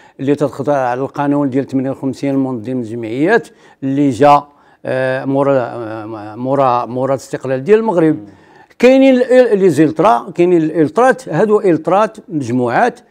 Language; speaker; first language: Arabic; native; Arabic